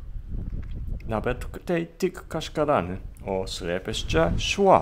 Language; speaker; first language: Lithuanian; non-native, fluent; Japanese